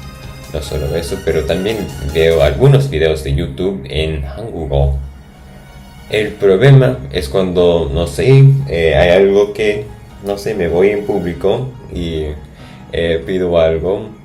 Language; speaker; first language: Spanish; non-native, fluent; English